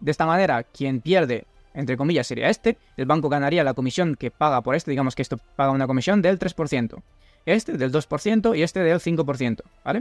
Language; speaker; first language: Spanish; native; Spanish